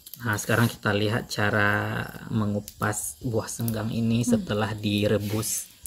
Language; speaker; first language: Indonesian; native; Indonesian